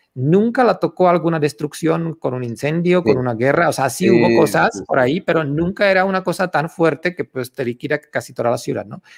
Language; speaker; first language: Spanish; non-native, fluent; Czech